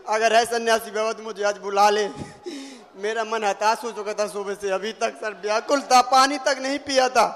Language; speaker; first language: Hindi; native; Hindi